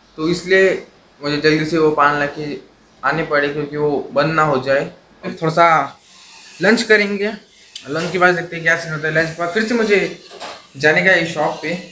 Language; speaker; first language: Hindi; non-native, local second language; Marathi